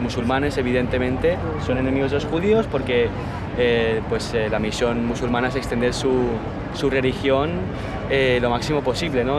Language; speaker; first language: Spanish; native; Spanish